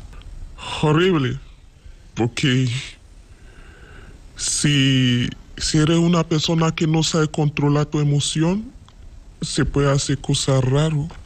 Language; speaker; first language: Spanish; non-native, learner; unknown